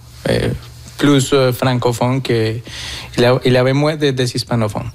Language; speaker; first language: French; non-native, fluent; Spanish